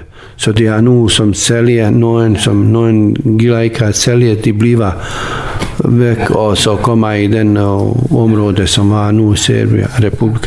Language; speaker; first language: Danish; non-native, learner; Bosnian